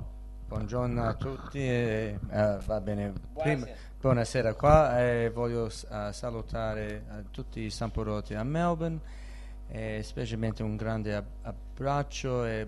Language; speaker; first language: Italian; early bilingual, heritage; Italian